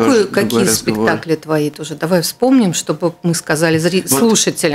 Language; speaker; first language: Russian; native; Russian